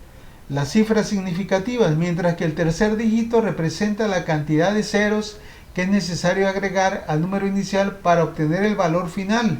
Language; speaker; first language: Spanish; native; Spanish